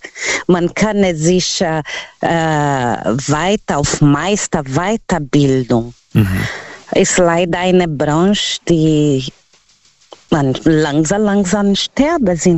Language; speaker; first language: German; non-native, learner; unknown